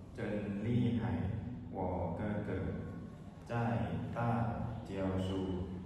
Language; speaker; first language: Chinese; non-native, learner; Thai